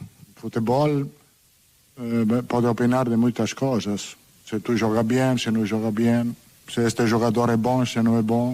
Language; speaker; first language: Portuguese; non-native, learner; Italian